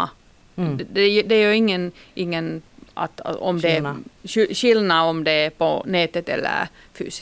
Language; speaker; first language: Swedish; non-native, local second language; Finnish